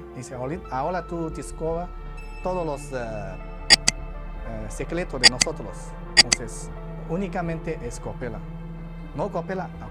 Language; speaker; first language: Spanish; non-native, learner; Chinese